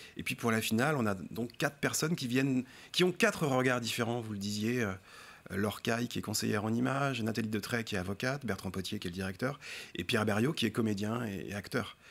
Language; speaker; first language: French; native; French